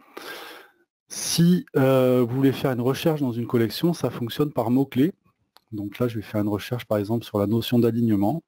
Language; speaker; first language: French; native; French